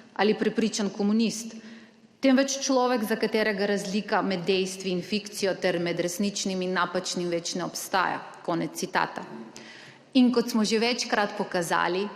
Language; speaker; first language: Slovenian; early bilingual, other home language; Macedonian